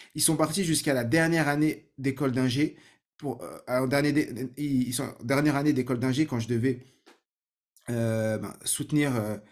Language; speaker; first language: French; native; French